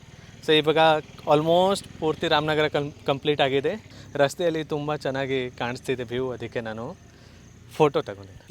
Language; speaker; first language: Kannada; non-native, learner; Hindi